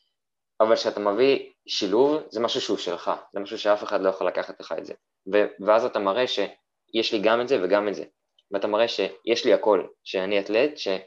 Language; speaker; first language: Hebrew; native; Hebrew